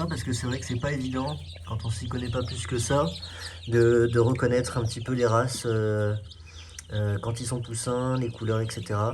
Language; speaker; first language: French; native; French